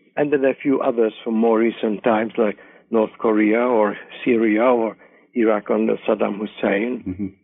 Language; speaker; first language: English; non-native, fluent; Hungarian